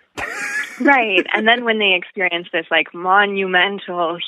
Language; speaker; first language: English; native; English